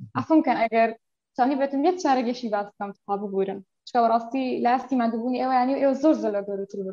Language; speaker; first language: Central Kurdish; non-native, local second language; Kurdish